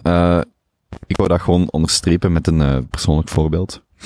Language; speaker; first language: Dutch; native; Dutch